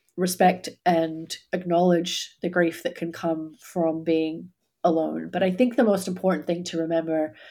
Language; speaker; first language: English; native; English